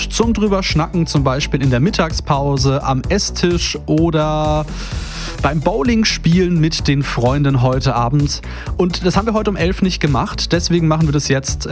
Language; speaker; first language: German; native; German